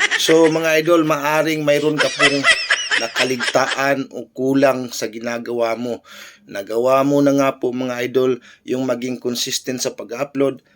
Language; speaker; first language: Filipino; native; Filipino